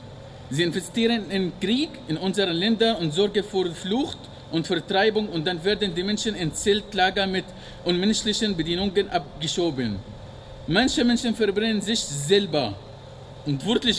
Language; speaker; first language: German; non-native, learner; Arabic